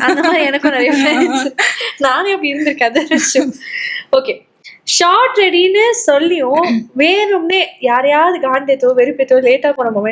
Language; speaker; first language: Tamil; native; Tamil